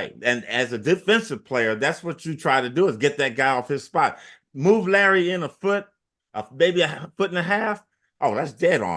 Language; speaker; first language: English; native; English